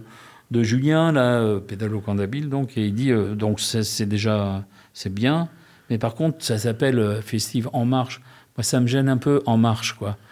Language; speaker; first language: French; native; French